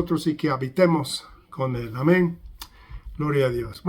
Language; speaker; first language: Spanish; non-native, fluent; English